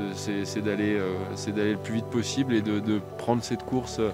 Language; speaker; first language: French; native; French